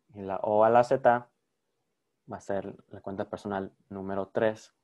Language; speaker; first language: Spanish; early bilingual, heritage; Spanish